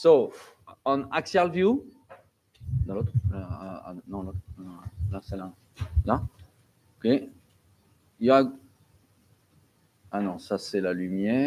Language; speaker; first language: French; native; French